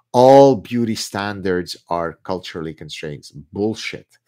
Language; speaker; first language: English; early bilingual, other home language; Arabic